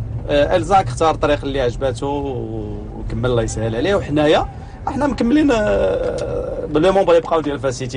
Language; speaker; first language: Arabic; native; Arabic